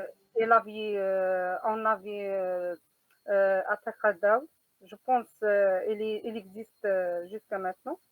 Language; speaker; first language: French; non-native, learner; Arabic